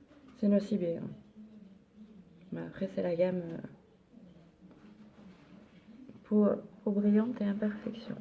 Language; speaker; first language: French; native; French